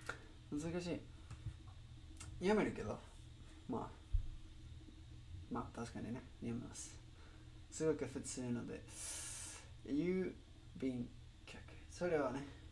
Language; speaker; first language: Japanese; non-native, learner; Spanish